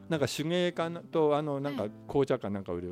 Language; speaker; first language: Japanese; native; Japanese